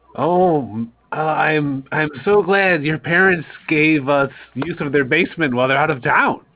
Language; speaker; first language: English; native; English